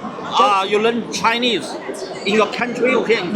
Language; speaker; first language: English; non-native, learner; Chinese